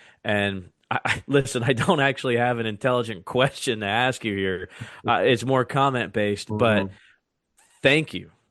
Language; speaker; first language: English; native; English